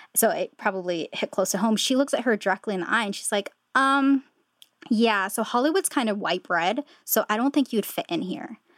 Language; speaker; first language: English; native; English